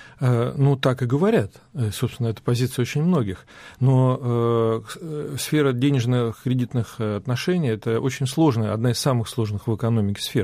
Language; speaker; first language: Russian; native; Russian